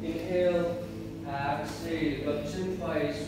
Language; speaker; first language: Vietnamese; non-native, learner; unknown